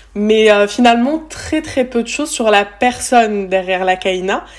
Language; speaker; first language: French; native; French